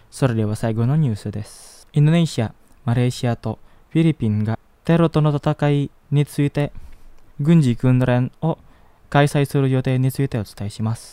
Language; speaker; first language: Japanese; non-native, fluent; Indonesian